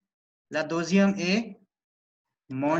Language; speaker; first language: French; non-native, learner; Hindi